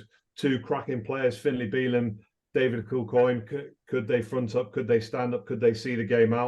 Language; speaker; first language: English; native; English